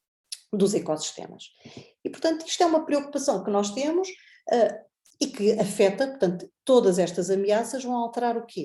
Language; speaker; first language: Portuguese; native; Portuguese